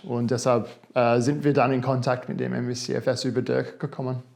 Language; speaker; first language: German; non-native, fluent; English